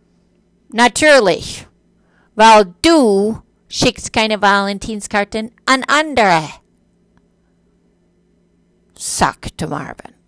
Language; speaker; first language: German; non-native, fluent; English